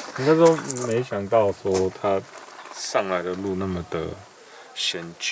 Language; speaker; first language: Chinese; non-native, fluent; English